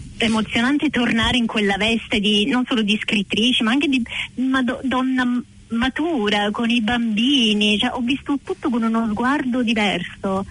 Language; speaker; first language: Italian; non-native, fluent; English